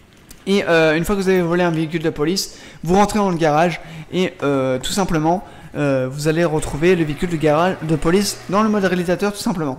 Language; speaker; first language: French; native; French